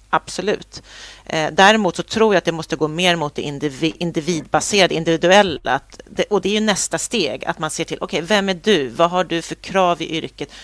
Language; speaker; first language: Swedish; native; Swedish